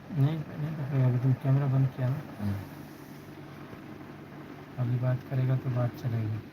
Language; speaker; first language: Hindi; non-native, learner; Bangla